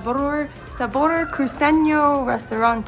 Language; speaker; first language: Spanish; non-native, learner; English